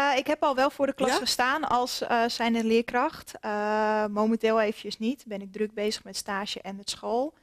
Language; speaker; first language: Dutch; native; Dutch